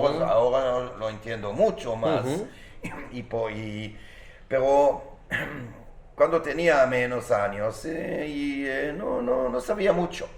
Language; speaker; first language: Spanish; non-native, fluent; Hebrew